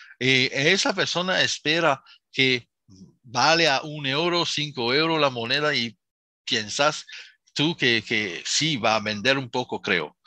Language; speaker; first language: Spanish; non-native, fluent; Arabic